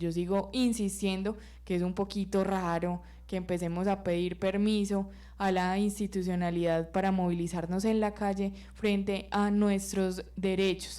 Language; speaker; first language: Spanish; native; Spanish